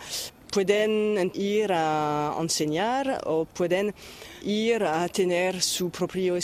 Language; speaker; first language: Spanish; non-native, learner; French